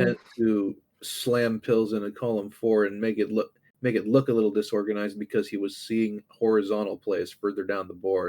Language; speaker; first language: English; native; English